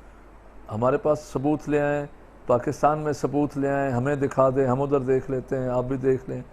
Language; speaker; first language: Urdu; non-native, local second language; Sindhi